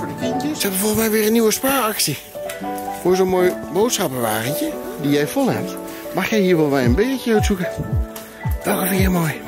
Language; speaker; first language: Dutch; native; Dutch